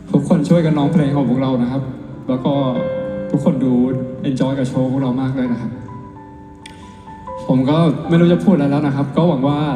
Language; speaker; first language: Thai; native; Thai